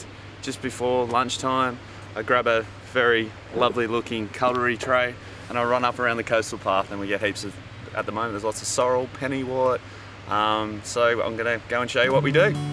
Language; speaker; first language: English; native; English